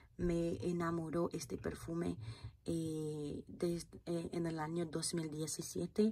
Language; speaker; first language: Spanish; non-native, fluent; Haitian Creole